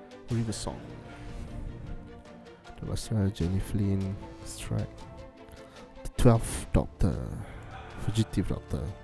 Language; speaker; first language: English; non-native, local second language; Malay